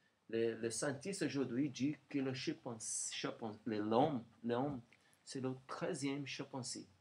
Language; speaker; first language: French; non-native, learner; Portuguese